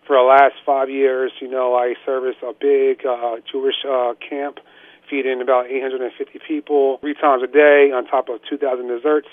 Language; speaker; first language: English; native; English